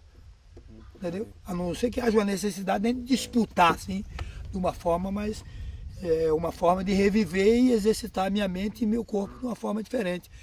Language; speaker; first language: Portuguese; native; Portuguese